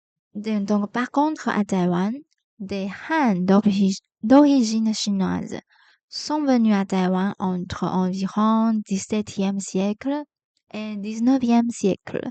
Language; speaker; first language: French; non-native, fluent; Chinese